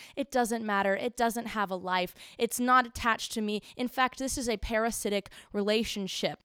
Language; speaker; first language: English; native; English